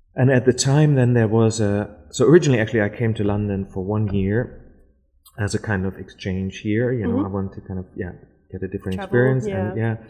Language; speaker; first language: English; non-native, fluent; German